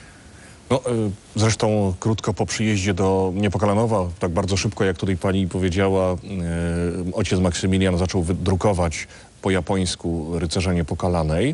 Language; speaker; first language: Polish; native; Polish